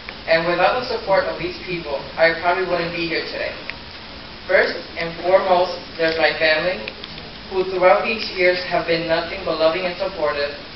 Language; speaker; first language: English; early bilingual, other home language; Spanish